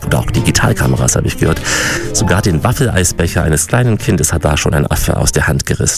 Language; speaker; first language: German; native; German